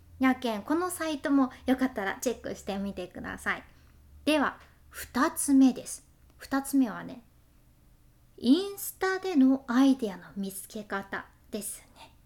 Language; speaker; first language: Japanese; native; Japanese